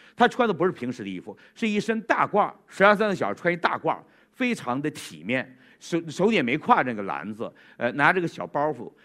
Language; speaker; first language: Chinese; native; Chinese